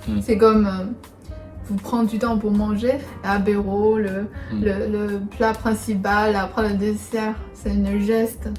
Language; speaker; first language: French; non-native, fluent; Chinese